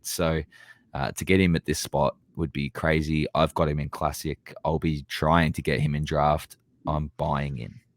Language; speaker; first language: English; native; English